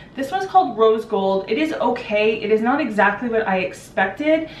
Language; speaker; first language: English; native; English